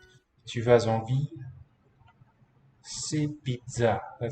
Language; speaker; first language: French; non-native, fluent; English